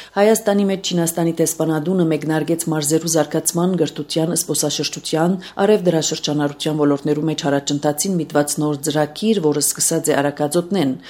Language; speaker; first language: Armenian; early bilingual, heritage; Armenian